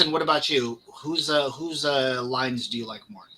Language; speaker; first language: English; native; English